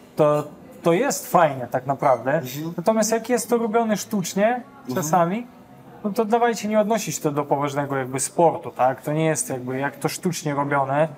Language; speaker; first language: Polish; non-native, fluent; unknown